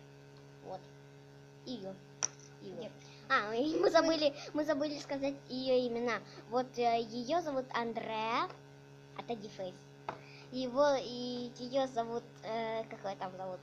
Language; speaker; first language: Russian; native; Russian